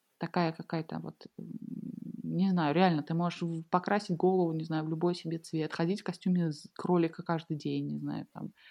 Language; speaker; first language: Russian; native; Russian